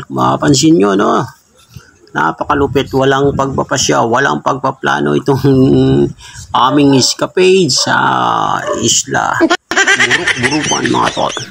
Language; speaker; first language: Filipino; non-native, local second language; Bikol